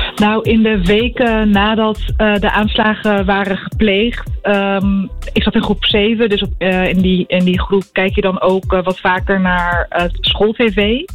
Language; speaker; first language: Dutch; early bilingual, other home language; Arabic